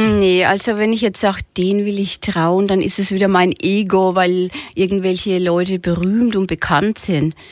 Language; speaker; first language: German; native; German